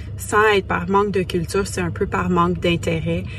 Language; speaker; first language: French; native; French